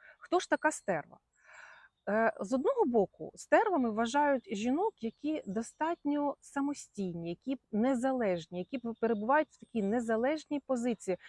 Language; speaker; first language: Ukrainian; non-native, local second language; Russian